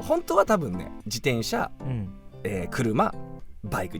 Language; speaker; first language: Japanese; native; Japanese